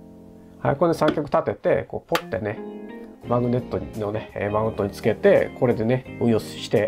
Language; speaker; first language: Japanese; native; Japanese